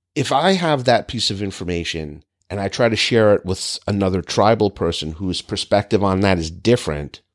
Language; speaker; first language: English; native; English